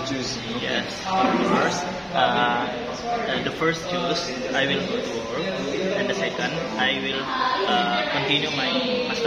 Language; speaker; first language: English; non-native, learner; Indonesian